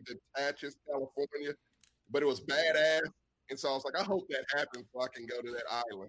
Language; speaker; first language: English; native; English